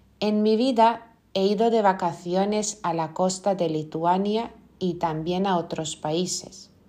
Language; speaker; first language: Spanish; non-native, fluent; Lithuanian